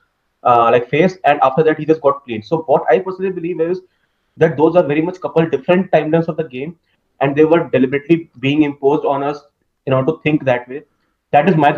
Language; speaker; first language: English; non-native, local second language; Hindi